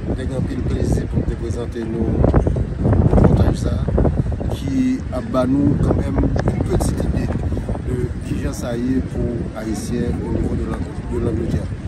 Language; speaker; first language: French; non-native, local second language; Haitian Creole